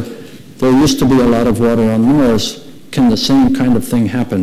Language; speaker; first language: English; native; English